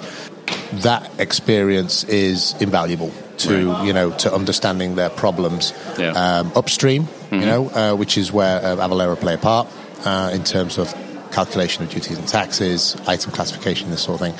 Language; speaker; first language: English; native; English